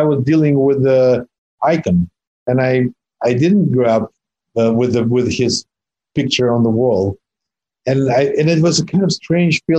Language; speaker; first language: English; non-native, fluent; Russian